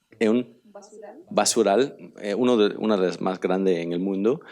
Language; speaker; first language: Spanish; non-native, learner; Danish